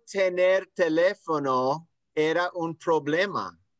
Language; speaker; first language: Spanish; non-native, fluent; English